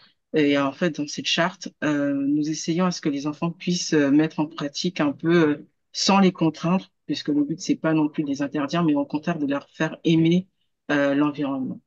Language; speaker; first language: French; native; French